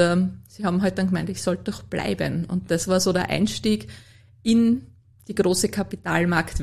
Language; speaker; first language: German; native; German